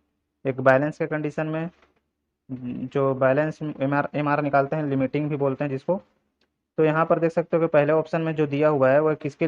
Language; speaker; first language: Hindi; native; Hindi